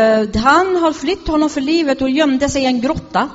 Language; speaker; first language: Swedish; non-native, fluent; Arabic